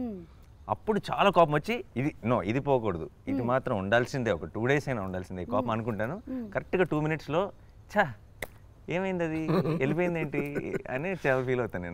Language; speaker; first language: Telugu; native; Telugu